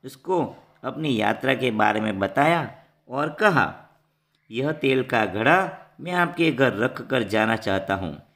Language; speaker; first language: Hindi; non-native, local second language; Gujarati